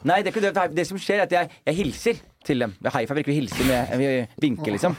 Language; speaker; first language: Norwegian; early bilingual, other home language; Somali